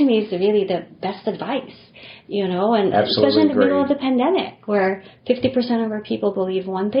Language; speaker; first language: English; non-native, local second language; Filipino